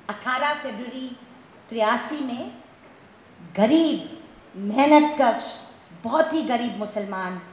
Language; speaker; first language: Hindi; non-native, local second language; Gujarati